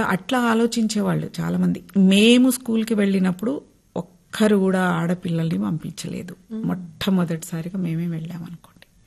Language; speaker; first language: Telugu; non-native, local second language; Lambadi